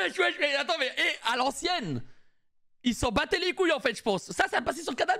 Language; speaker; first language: French; native; French